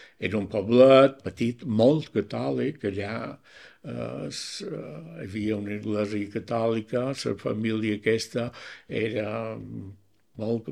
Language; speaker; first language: Catalan; native; Catalan